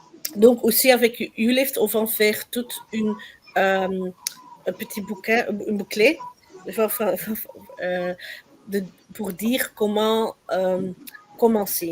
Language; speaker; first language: French; non-native, learner; Dutch